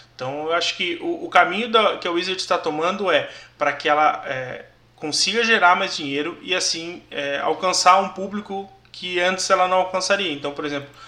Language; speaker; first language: Portuguese; native; Portuguese